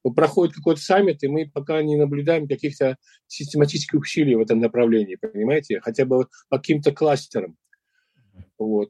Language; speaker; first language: Russian; non-native, local second language; Uzbek